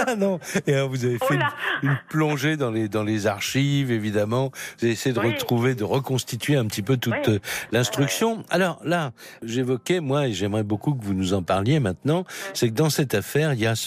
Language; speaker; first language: French; native; French